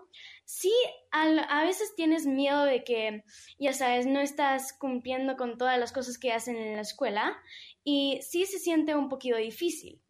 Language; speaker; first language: Spanish; early bilingual, heritage; English